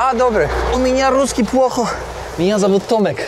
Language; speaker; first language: Russian; non-native, learner; Polish